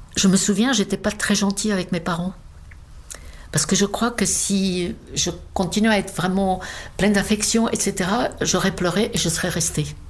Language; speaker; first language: French; non-native, fluent; Czech